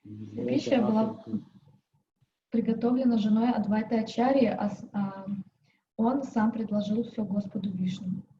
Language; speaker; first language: Russian; native; Russian